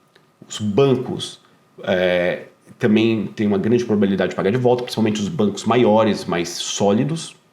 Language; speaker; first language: Portuguese; native; Portuguese